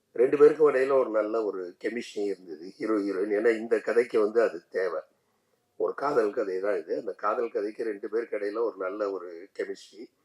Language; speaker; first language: Tamil; native; Tamil